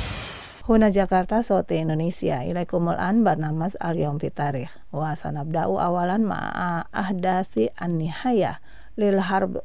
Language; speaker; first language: Arabic; non-native, fluent; Indonesian